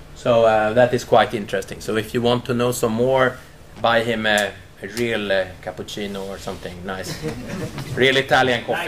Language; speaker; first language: English; non-native, fluent; Swedish